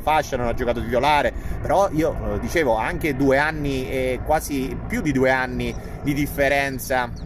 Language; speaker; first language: Italian; native; Italian